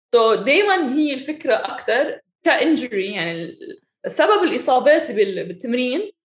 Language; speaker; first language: Arabic; early bilingual, other home language; English